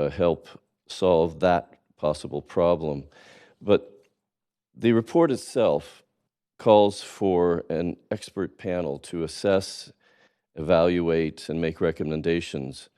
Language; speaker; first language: English; native; English